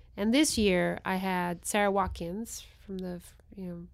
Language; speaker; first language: English; non-native, fluent; Spanish